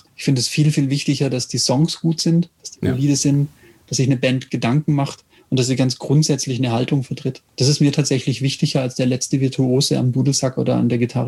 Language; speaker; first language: German; native; German